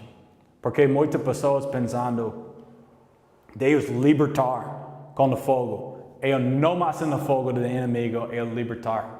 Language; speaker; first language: Portuguese; non-native, learner; English